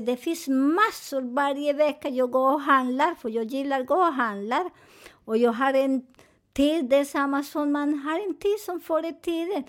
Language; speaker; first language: Swedish; non-native, fluent; Spanish